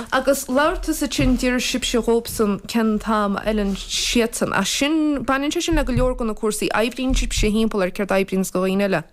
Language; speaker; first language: Irish; native; Irish